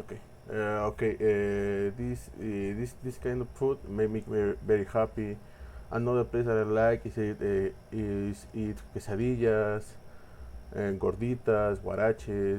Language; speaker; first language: English; non-native, learner; Spanish